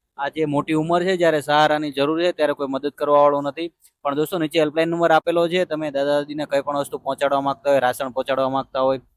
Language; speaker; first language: Gujarati; native; Gujarati